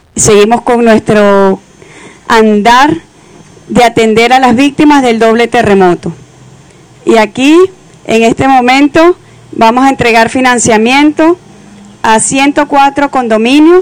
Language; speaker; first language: Spanish; native; Spanish